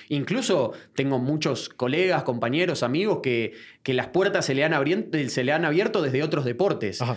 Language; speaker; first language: Spanish; native; Spanish